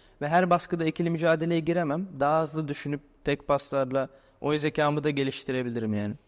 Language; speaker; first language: Turkish; native; Turkish